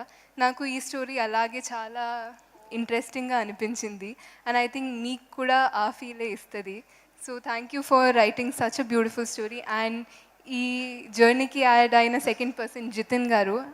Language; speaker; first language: Telugu; non-native, fluent; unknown